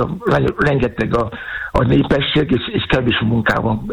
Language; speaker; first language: Hungarian; non-native, fluent; Yoruba